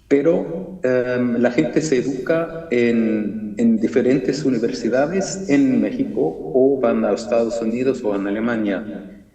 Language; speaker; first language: Spanish; early bilingual, heritage; German